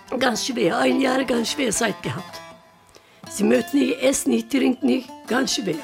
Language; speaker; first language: German; non-native, learner; Turkish